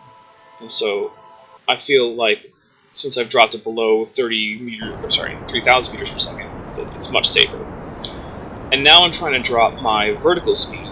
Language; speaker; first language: English; native; English